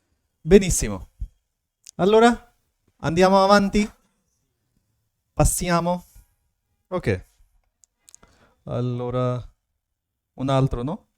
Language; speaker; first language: Italian; non-native, fluent; Hindi